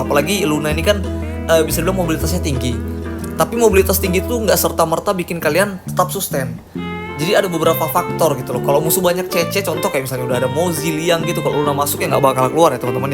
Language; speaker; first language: Indonesian; native; Indonesian